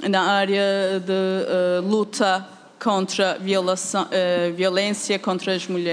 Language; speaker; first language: Portuguese; non-native, fluent; Turkish